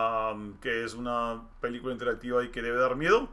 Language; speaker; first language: Spanish; native; Spanish